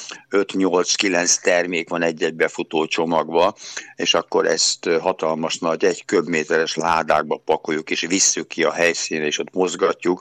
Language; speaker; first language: Hungarian; native; Hungarian